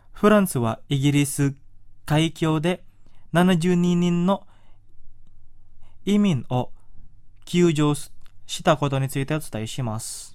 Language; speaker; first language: Japanese; non-native, fluent; Indonesian